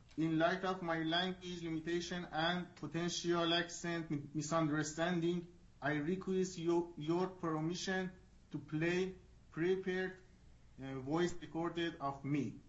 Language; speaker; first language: English; non-native, learner; Persian